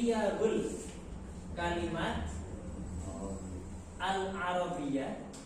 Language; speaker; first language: Arabic; non-native, fluent; Indonesian